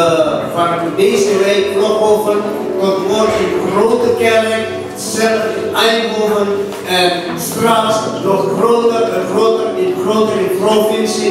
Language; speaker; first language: Dutch; non-native, fluent; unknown